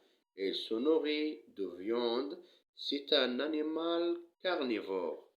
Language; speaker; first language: French; non-native, local second language; Arabic